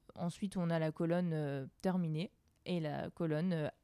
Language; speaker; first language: French; native; French